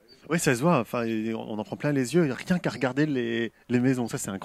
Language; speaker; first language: French; native; French